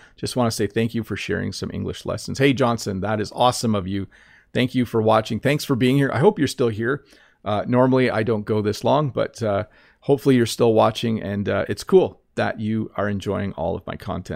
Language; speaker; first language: English; native; English